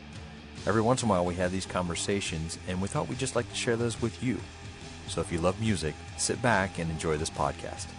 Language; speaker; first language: English; native; English